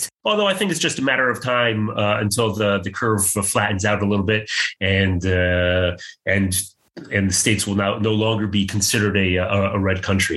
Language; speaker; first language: English; native; English